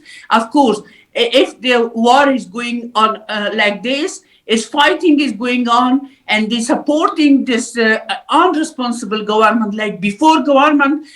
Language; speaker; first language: English; non-native, learner; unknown